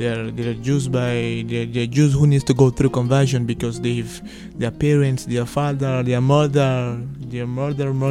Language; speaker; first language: English; non-native, local second language; Igbo